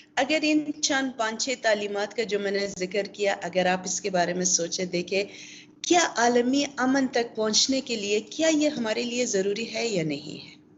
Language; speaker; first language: Urdu; non-native, local second language; Pashto